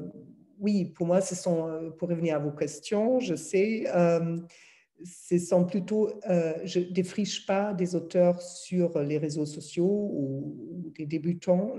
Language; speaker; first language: French; non-native, fluent; German